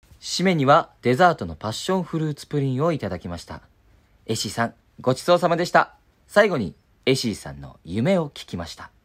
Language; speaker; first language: Japanese; native; Japanese